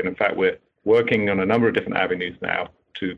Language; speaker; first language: English; native; English